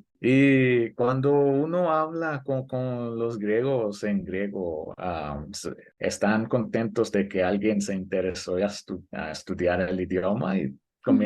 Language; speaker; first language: Spanish; early bilingual, heritage; Spanish